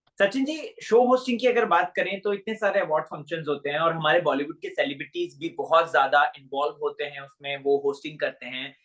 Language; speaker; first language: Hindi; native; Hindi